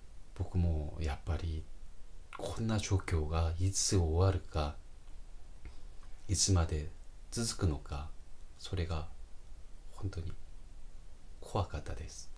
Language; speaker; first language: Japanese; non-native, fluent; Korean